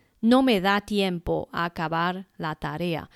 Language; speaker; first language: Spanish; non-native, fluent; Chinese